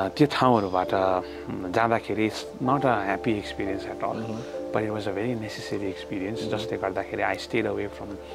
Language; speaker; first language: English; non-native, local second language; Nepali